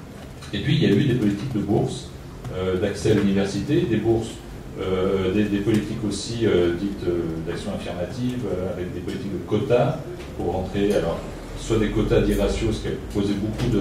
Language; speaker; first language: French; native; French